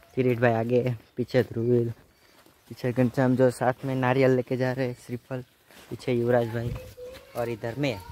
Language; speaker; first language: Hindi; non-native, local second language; Gujarati